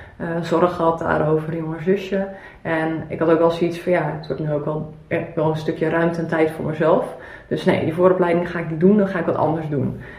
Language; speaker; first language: Dutch; early bilingual, other home language; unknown